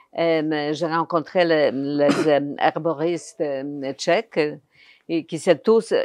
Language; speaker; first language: French; non-native, fluent; Polish